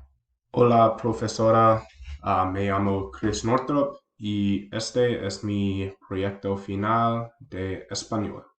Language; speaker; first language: Spanish; non-native, learner; English